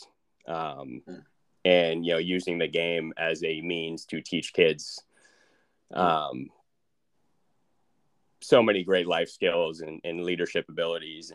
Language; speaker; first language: English; native; English